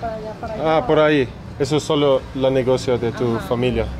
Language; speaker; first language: Spanish; non-native, learner; English